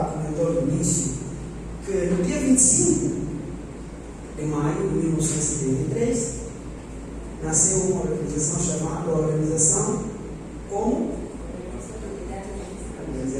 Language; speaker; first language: Portuguese; non-native, local second language; Upper Guinea Crioulo